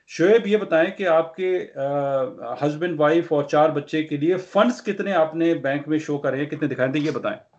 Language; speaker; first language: Hindi; non-native, local second language; Punjabi